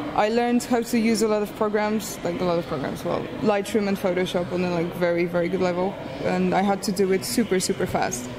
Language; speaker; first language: English; non-native, fluent; Polish